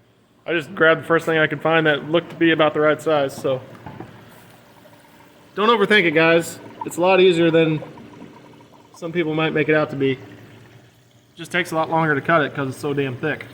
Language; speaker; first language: English; native; English